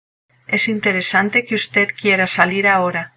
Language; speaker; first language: Spanish; non-native, learner; English